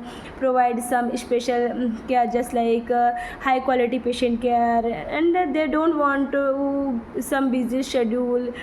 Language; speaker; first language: English; non-native, learner; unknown